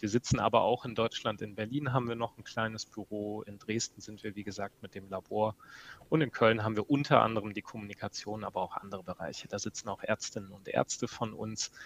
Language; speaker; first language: German; native; German